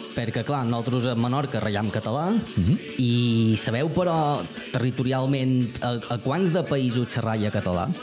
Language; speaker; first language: Catalan; native; Catalan